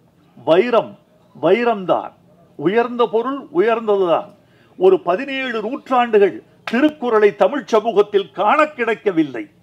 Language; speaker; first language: Tamil; native; Tamil